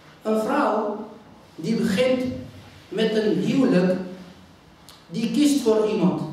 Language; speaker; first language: Dutch; non-native, fluent; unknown